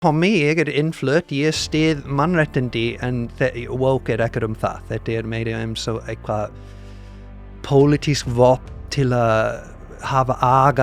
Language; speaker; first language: Icelandic; non-native, learner; English